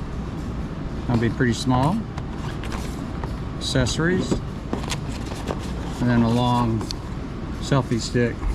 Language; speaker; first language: English; native; English